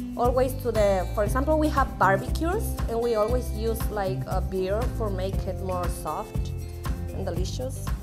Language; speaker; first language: English; non-native, learner; Spanish